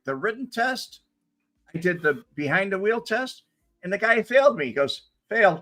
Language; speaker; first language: English; native; English